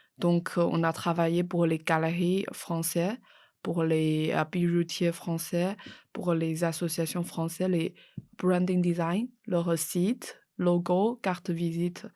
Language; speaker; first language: French; non-native, fluent; Chinese